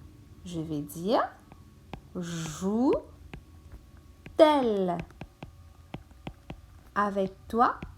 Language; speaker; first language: French; non-native, local second language; Morisyen